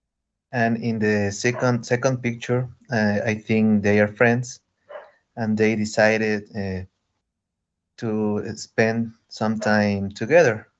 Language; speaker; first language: English; non-native, learner; Spanish